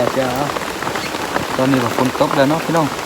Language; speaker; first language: Thai; non-native, local second language; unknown